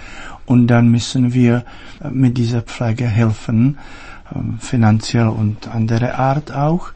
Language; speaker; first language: German; non-native, fluent; Czech